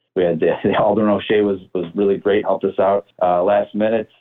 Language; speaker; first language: English; native; English